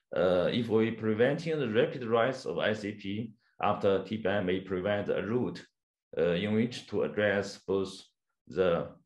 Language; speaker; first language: English; non-native, learner; Chinese